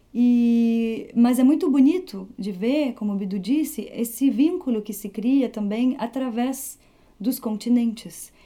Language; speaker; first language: Portuguese; early bilingual, heritage; Portuguese